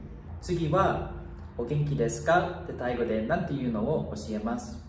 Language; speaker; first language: Japanese; non-native, fluent; English